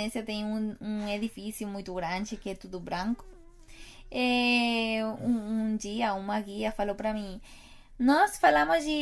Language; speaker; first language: Portuguese; non-native, fluent; Spanish